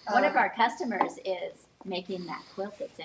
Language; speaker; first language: English; native; English